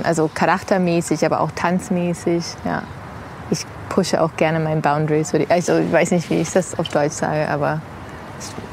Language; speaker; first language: German; non-native, fluent; English